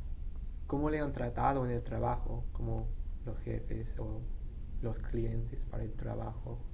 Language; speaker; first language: Spanish; non-native, fluent; English